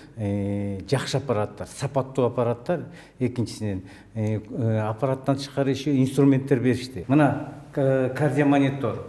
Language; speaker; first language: Kyrgyz; native; Kyrgyz